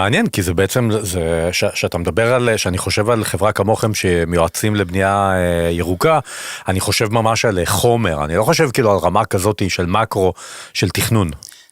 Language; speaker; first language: Hebrew; native; Hebrew